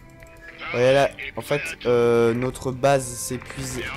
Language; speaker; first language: French; native; French